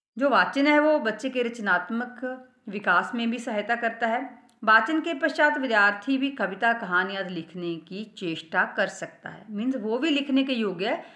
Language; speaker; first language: Hindi; non-native, local second language; Punjabi